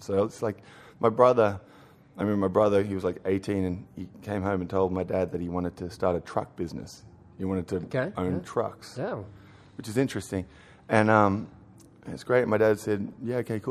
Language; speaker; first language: English; native; English